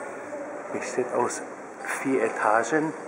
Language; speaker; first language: German; early bilingual, other home language; Turkish